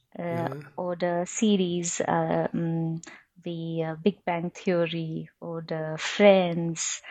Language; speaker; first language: German; non-native, fluent; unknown